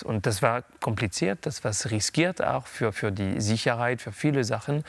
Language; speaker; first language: German; non-native, local second language; French